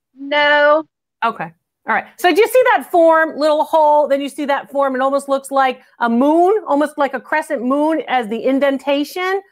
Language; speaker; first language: English; native; English